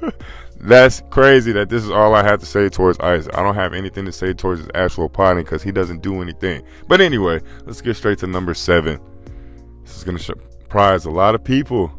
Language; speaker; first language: English; native; English